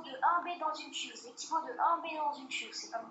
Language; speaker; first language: French; native; French